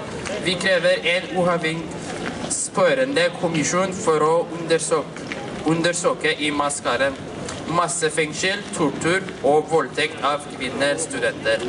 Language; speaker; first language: Norwegian; non-native, fluent; Oromo